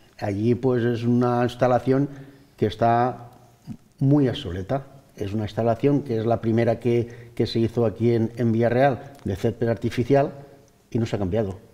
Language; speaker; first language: Spanish; native; Spanish